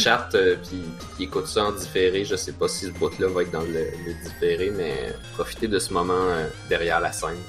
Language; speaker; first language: French; native; French